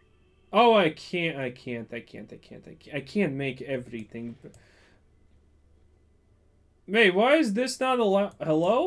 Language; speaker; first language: English; non-native, fluent; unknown